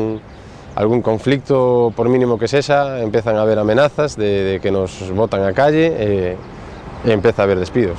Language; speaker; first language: Spanish; non-native, local second language; Galician